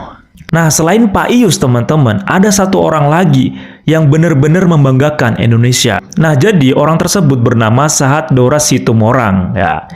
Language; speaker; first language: Indonesian; native; Indonesian